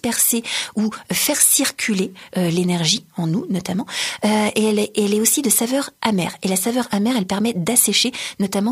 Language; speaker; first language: French; native; French